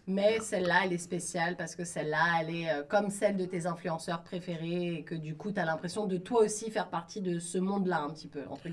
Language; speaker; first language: French; native; French